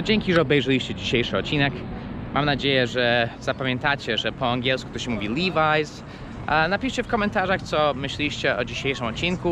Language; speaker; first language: Polish; early bilingual, heritage; English